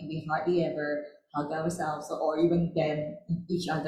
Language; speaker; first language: English; non-native, local second language; Chinese